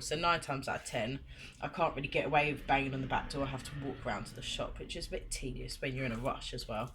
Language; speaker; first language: English; native; English